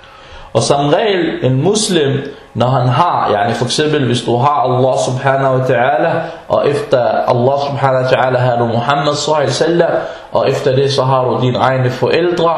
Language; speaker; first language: Danish; early bilingual, other home language; Arabic